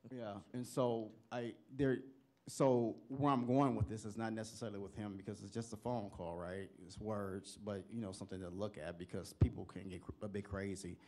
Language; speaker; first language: English; native; English